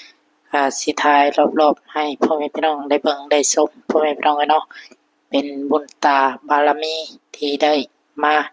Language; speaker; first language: Thai; non-native, local second language; Northeastern Thai